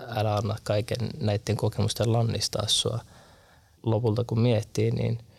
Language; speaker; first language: Finnish; early bilingual, other home language; Arabic